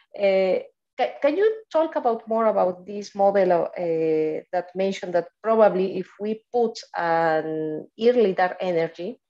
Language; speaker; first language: English; non-native, fluent; Spanish